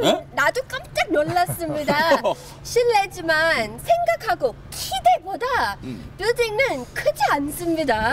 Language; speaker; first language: Korean; non-native, learner; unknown